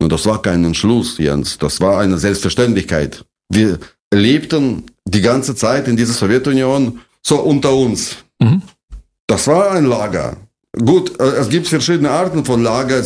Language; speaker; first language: German; non-native, fluent; Russian